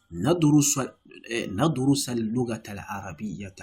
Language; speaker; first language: Arabic; non-native, fluent; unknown